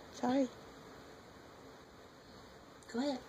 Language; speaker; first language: English; native; English